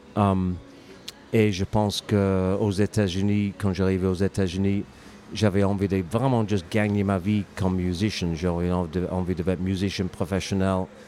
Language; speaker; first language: French; non-native, fluent; English